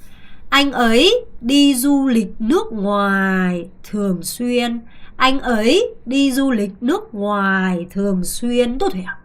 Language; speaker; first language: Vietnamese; non-native, fluent; Korean